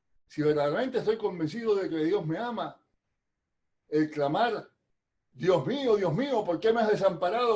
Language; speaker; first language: Spanish; native; Spanish